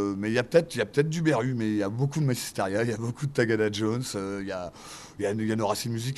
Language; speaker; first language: French; native; French